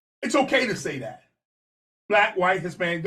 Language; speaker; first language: English; native; English